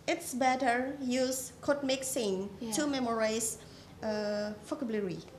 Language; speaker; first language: English; non-native, fluent; Indonesian